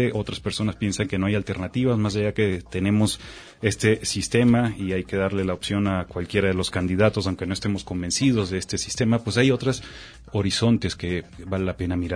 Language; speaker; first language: Spanish; native; Spanish